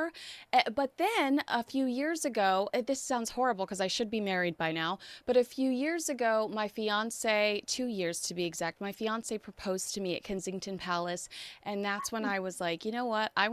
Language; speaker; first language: English; native; English